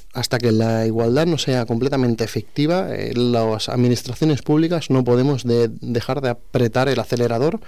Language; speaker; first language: Spanish; non-native, local second language; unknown